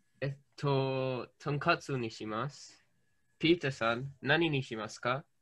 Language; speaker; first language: Japanese; non-native, learner; English